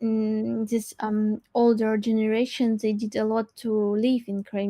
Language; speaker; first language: English; non-native, learner; Crimean Tatar